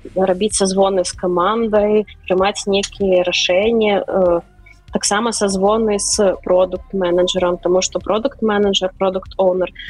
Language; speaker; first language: Belarusian; non-native, local second language; Russian